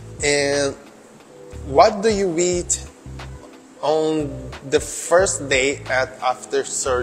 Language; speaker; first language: English; non-native, learner; Portuguese